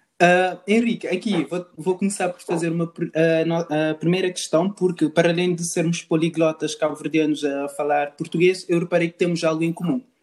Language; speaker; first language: Portuguese; non-native, local second language; Kabuverdianu